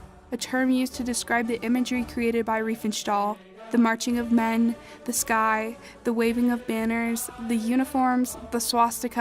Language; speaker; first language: English; native; English